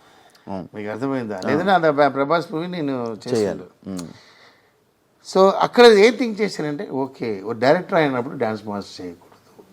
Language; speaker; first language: Telugu; non-native, local second language; Tamil